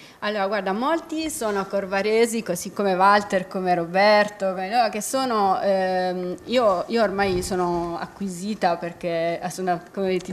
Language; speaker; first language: Italian; native; Italian